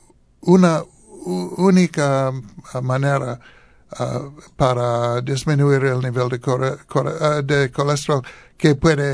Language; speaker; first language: Spanish; non-native, learner; English